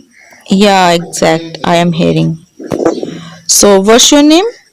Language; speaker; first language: English; non-native, learner; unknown